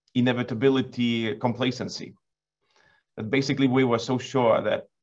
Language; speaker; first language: English; non-native, fluent; Lithuanian